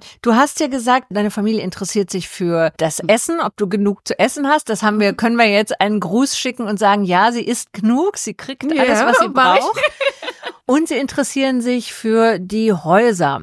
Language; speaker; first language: German; native; German